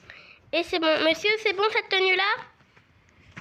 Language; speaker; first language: French; native; French